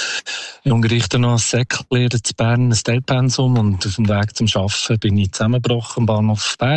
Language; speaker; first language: German; native; German